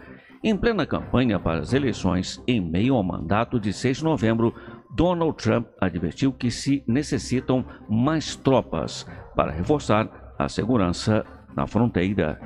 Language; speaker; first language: Portuguese; native; Portuguese